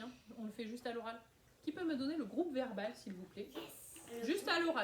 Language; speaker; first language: French; native; French